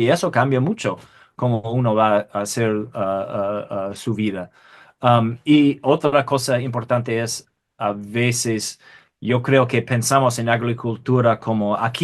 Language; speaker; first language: Spanish; non-native, fluent; English